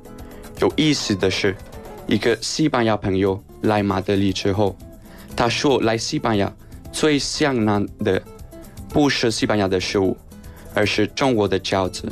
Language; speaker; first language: Chinese; non-native, learner; Spanish